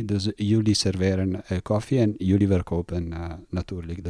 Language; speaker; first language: Dutch; non-native, learner; Italian